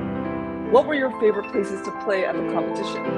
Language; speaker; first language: English; native; English